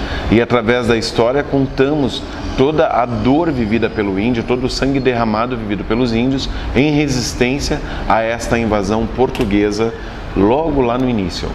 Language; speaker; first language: Portuguese; native; Portuguese